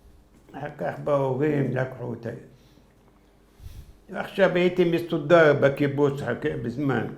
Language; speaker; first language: Hebrew; non-native, fluent; Arabic